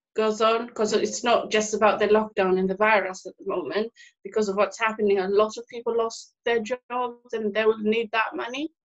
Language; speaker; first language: English; non-native, local second language; Swahili